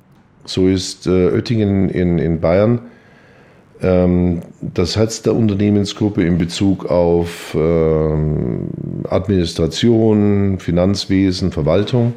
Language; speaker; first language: German; native; German